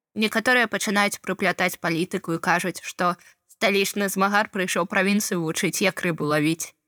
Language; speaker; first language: Belarusian; non-native, local second language; Russian